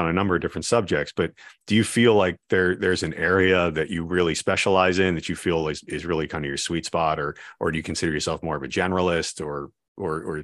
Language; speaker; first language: English; native; English